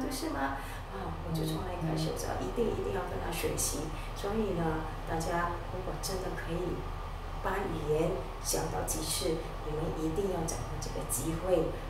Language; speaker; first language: Chinese; non-native, local second language; Malay